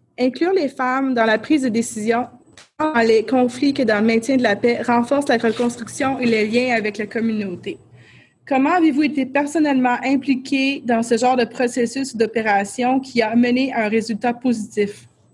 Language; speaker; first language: French; non-native, learner; English